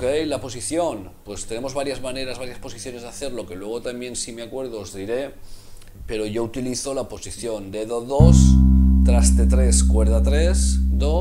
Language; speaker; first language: Spanish; native; Spanish